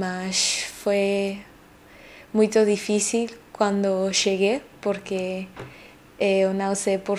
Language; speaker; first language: Portuguese; non-native, learner; Spanish